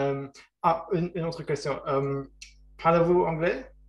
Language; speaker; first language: French; non-native, learner; German